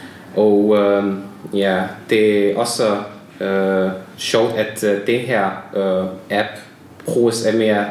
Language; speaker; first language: Danish; non-native, learner; Hungarian